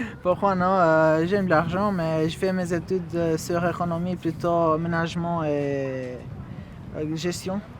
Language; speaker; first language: French; non-native, learner; Albanian